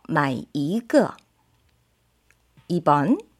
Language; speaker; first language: Chinese; non-native, fluent; Korean